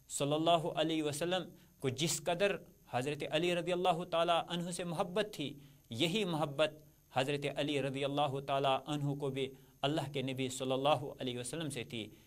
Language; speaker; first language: Urdu; non-native, local second language; Kashmiri